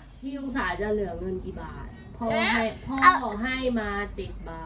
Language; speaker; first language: Thai; native; Thai